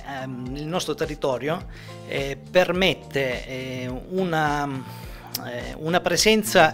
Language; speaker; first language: Italian; native; Italian